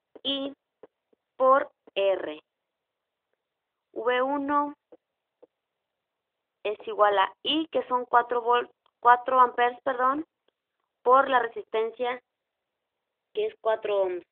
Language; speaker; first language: Spanish; native; Spanish